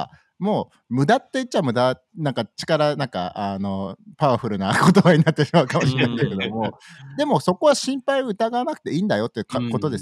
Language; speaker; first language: Japanese; native; Japanese